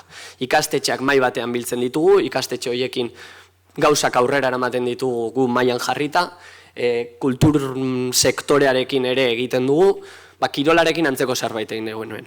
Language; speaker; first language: Basque; native; Basque